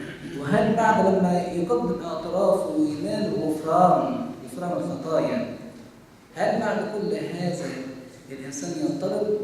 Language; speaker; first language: Arabic; native; Arabic